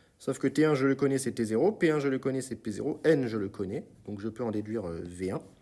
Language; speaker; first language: French; native; French